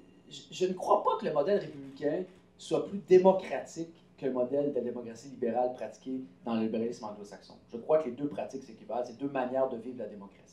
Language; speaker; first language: French; native; French